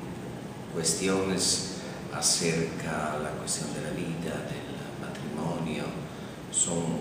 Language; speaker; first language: Spanish; non-native, fluent; Italian